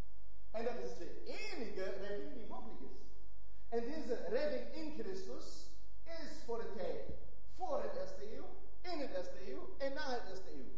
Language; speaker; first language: Dutch; non-native, fluent; German